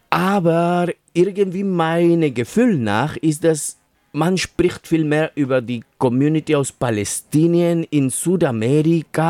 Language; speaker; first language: German; non-native, fluent; Spanish